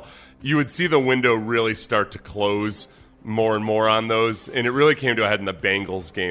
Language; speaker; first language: English; native; English